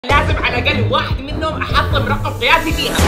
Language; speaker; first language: Arabic; native; Arabic